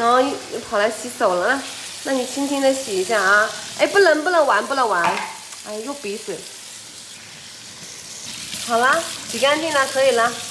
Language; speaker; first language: Chinese; native; Chinese